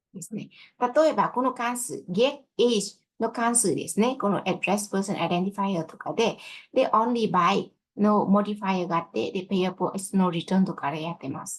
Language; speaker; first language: Japanese; non-native, fluent; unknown